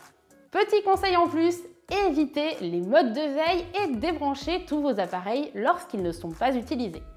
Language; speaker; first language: French; native; French